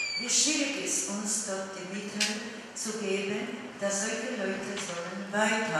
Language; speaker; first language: German; non-native, fluent; Polish